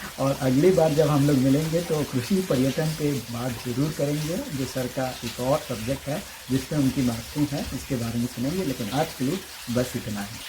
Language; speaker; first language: Hindi; non-native, local second language; Marathi